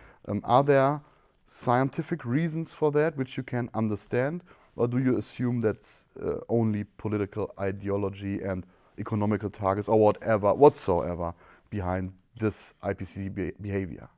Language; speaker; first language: English; non-native, fluent; German